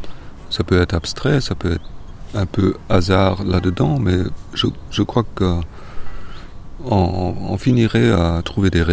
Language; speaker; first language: French; non-native, fluent; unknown